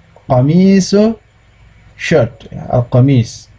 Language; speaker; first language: Arabic; non-native, fluent; Indonesian